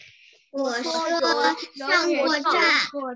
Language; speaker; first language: Chinese; early bilingual, heritage; Chinese